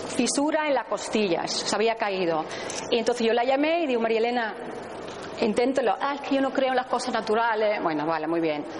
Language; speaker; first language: Spanish; non-native, fluent; Dutch